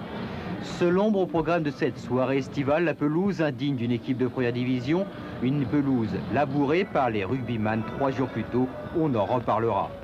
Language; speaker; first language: French; native; French